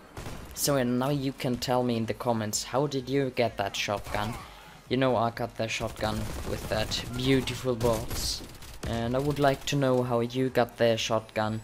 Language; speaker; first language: English; non-native, fluent; Swiss German